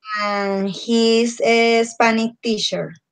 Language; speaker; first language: English; non-native, learner; Spanish